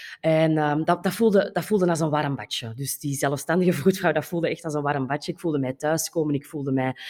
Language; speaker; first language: Dutch; native; Dutch